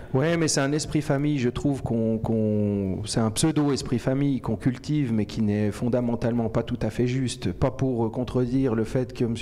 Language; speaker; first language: French; native; French